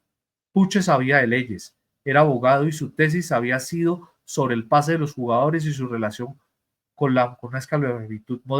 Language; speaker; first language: Spanish; native; Spanish